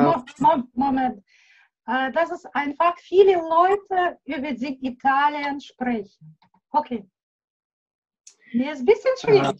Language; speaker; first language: German; non-native, learner; Russian